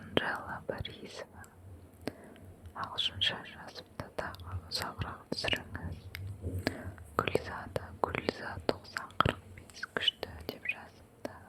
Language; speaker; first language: Kazakh; non-native, local second language; Russian